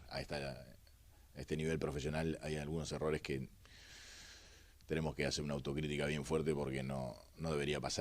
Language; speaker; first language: Spanish; native; Spanish